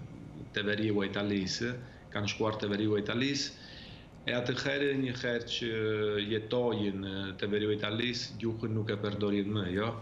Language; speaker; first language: Albanian; early bilingual, heritage; Albanian